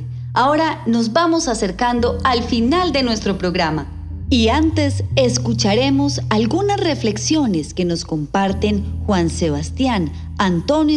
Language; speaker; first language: Spanish; native; Spanish